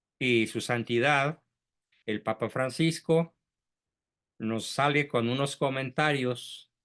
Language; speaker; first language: Spanish; native; Spanish